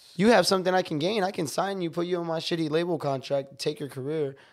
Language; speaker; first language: English; native; English